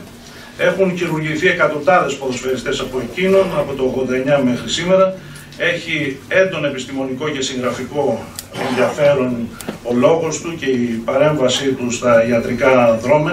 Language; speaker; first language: Greek; native; Greek